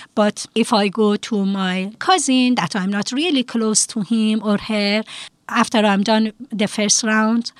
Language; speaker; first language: English; non-native, fluent; Persian